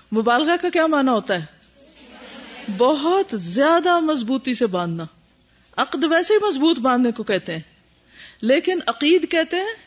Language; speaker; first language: Urdu; native; Urdu